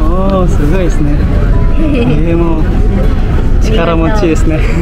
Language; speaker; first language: Japanese; non-native, learner; Indonesian